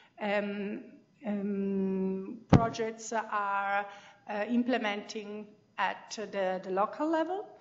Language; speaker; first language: English; non-native, fluent; Italian